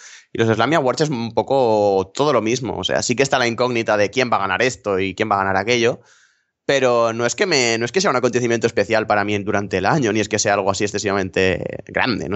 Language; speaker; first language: Spanish; native; Spanish